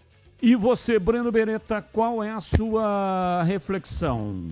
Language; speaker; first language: Portuguese; native; Portuguese